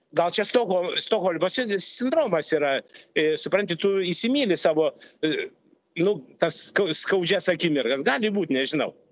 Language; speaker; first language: Lithuanian; non-native, local second language; Russian